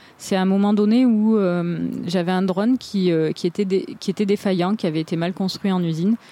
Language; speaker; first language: French; native; French